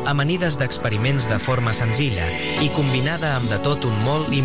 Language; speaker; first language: Catalan; native; Catalan